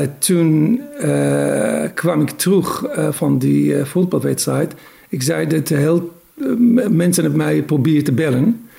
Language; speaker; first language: Dutch; non-native, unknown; Hebrew